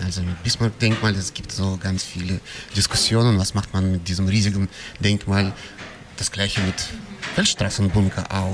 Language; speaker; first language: German; non-native, fluent; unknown